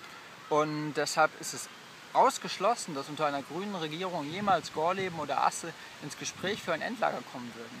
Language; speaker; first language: German; native; German